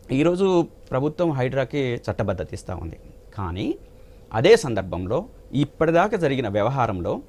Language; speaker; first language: Telugu; native; Telugu